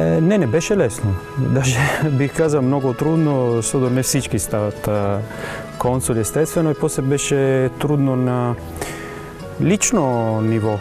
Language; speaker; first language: Bulgarian; non-native, fluent; Italian